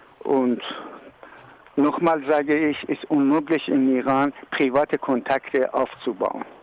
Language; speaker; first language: German; non-native, learner; Persian